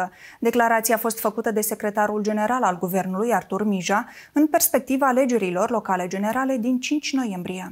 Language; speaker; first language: Romanian; native; Romanian